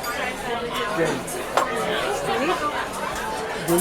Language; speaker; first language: Spanish; early bilingual, heritage; English